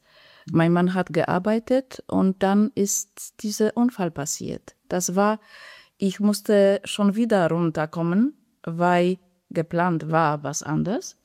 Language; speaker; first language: German; non-native, fluent; Polish